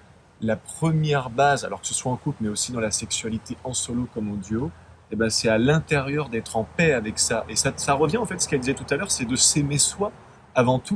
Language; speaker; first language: French; native; French